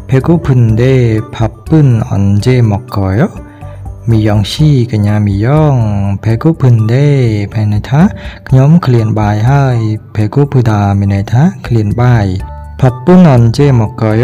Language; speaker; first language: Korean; non-native, fluent; Khmer